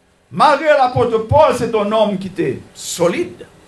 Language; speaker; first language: French; native; French